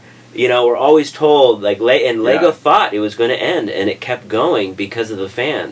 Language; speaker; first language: English; native; English